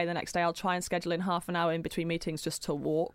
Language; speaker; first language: English; native; English